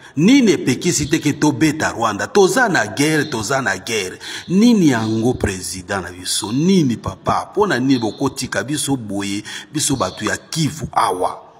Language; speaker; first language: Lingala; non-native, local second language; Swahili